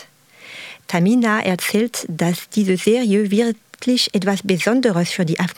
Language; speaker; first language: German; non-native, fluent; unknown